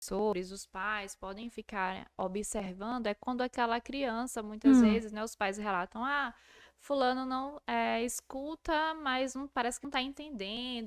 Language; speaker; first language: Portuguese; native; Portuguese